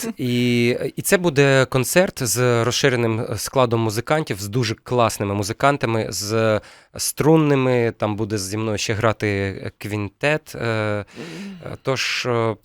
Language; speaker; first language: Ukrainian; non-native, local second language; Russian